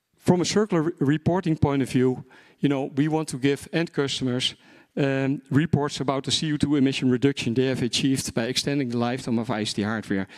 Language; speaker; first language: English; non-native, fluent; Dutch